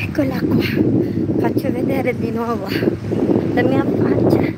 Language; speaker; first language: Italian; non-native, local second language; Filipino